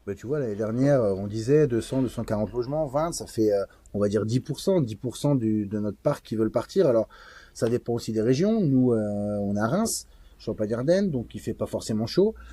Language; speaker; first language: French; native; French